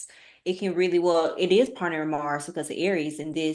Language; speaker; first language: English; native; English